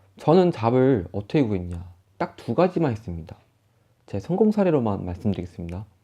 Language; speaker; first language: Korean; native; Korean